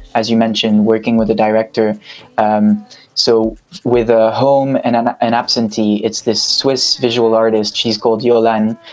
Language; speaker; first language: English; non-native, fluent; French